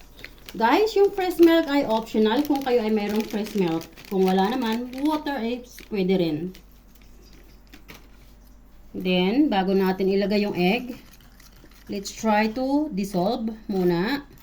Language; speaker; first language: Filipino; native; Filipino